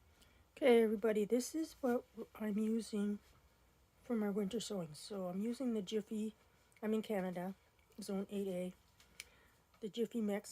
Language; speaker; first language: English; native; English